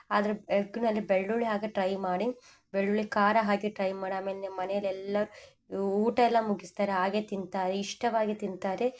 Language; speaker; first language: Kannada; non-native, local second language; Telugu